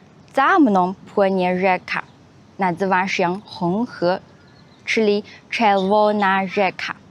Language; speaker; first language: Polish; non-native, fluent; Chinese